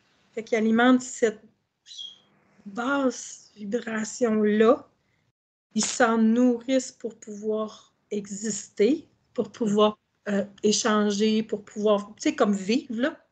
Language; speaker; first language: French; native; French